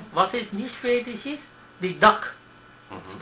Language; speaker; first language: German; non-native, learner; Sinhala